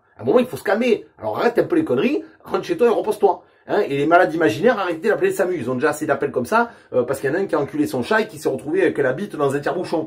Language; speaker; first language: French; native; French